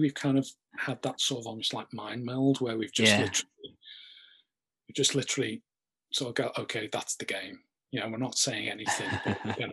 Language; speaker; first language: English; native; English